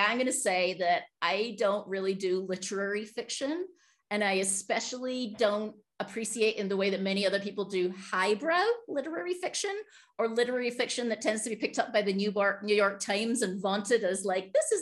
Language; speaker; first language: English; native; English